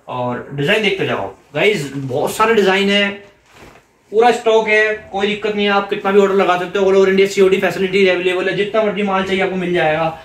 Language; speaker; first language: Hindi; native; Hindi